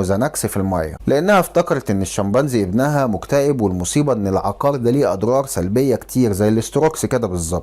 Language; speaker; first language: Arabic; native; Arabic